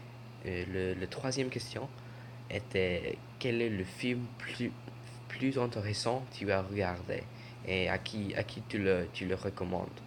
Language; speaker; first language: French; non-native, learner; English